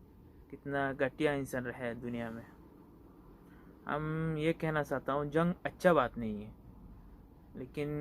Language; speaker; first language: Hindi; non-native, local second language; Bangla